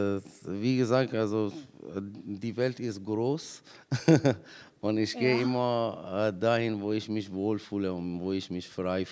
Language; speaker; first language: German; non-native, fluent; Persian